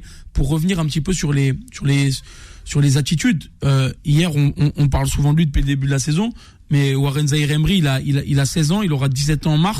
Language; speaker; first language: French; native; French